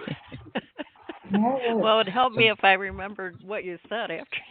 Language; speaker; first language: English; native; English